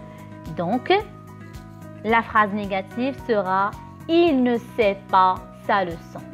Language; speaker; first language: French; non-native, local second language; Arabic